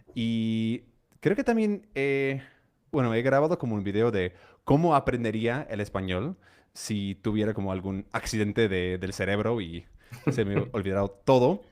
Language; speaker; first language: Spanish; non-native, fluent; English